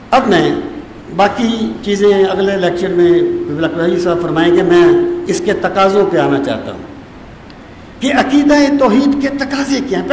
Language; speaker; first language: Urdu; native; Urdu